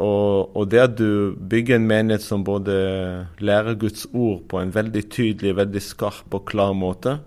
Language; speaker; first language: Norwegian; non-native, fluent; Arabic